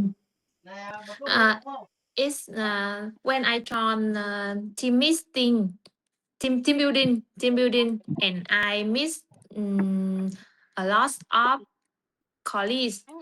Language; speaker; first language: English; non-native, learner; Vietnamese